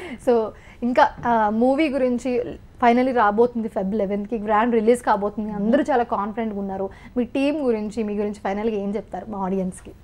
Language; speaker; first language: Telugu; native; Telugu